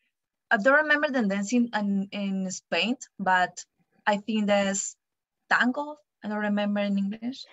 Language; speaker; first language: English; non-native, learner; Spanish